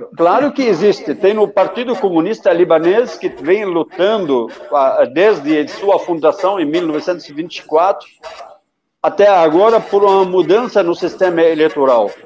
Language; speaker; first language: Portuguese; non-native, fluent; Arabic